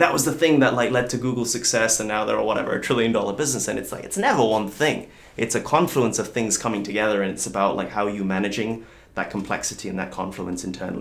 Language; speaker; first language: English; native; English